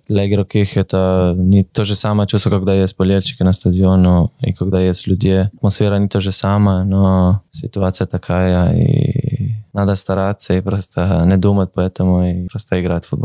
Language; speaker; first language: Russian; non-native, learner; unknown